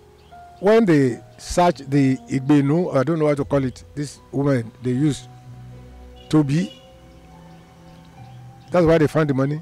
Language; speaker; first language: English; non-native, local second language; Yoruba